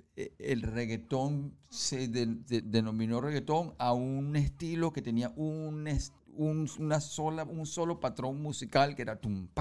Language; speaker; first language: Spanish; early bilingual, heritage; Spanish